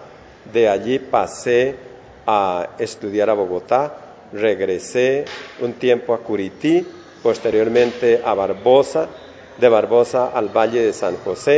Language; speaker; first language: Spanish; native; Spanish